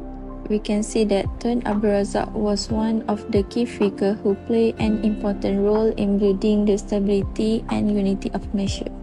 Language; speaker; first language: English; non-native, local second language; Malay